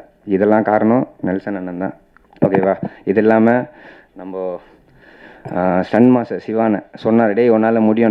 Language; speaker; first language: Tamil; native; Tamil